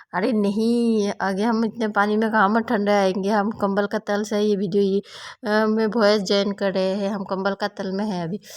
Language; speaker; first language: Hindi; non-native, local second language; Bangla